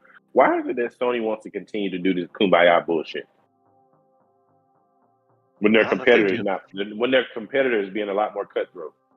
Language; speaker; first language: English; native; English